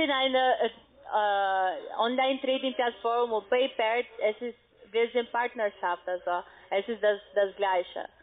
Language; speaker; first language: German; non-native, learner; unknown